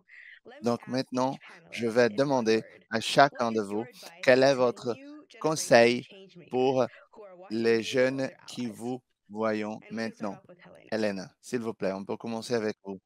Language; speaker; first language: French; non-native, fluent; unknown